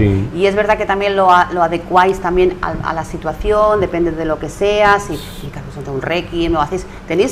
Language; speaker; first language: Spanish; native; Spanish